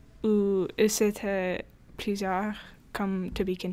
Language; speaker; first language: French; non-native, local second language; English